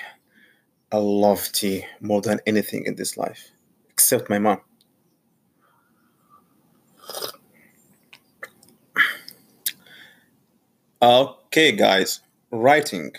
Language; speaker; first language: English; non-native, learner; Arabic